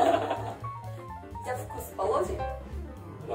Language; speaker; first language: Russian; non-native, learner; Korean